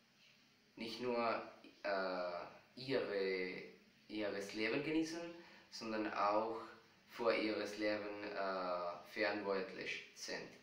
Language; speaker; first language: German; non-native, fluent; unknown